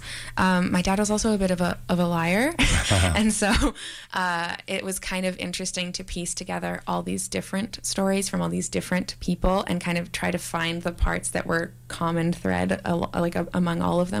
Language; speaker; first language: English; native; English